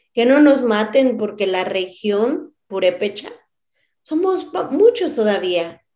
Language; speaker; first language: Spanish; non-native, local second language; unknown